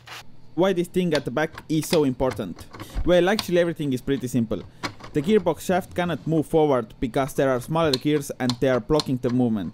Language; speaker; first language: English; non-native, fluent; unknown